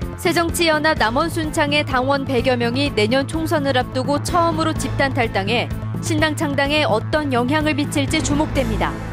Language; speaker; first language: Korean; native; Korean